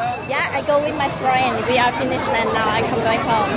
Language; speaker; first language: English; non-native, learner; Vietnamese